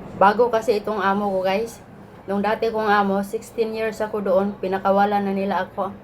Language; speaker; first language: Filipino; non-native, local second language; Cebuano